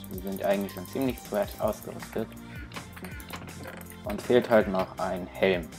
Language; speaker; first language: German; native; German